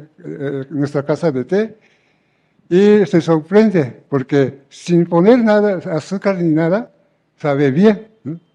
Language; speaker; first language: Spanish; non-native, fluent; Japanese